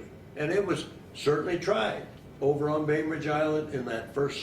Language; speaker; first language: English; native; English